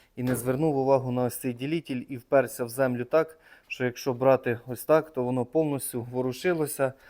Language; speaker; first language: Ukrainian; native; Ukrainian